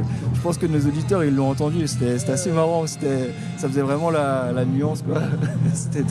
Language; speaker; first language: French; native; French